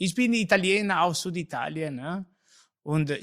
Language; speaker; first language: German; non-native, learner; Italian